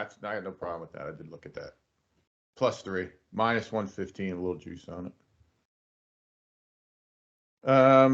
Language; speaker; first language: English; native; English